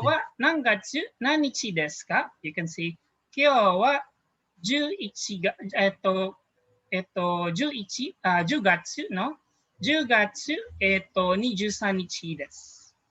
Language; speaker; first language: Japanese; non-native, fluent; Filipino